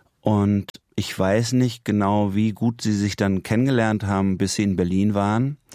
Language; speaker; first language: German; native; German